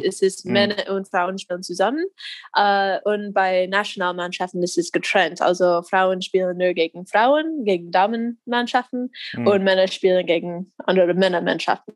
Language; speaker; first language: German; non-native, learner; English